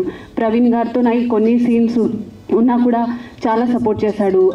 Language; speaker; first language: Telugu; non-native, learner; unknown